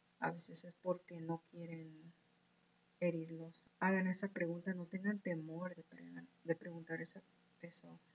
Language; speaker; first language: Spanish; early bilingual, heritage; Spanish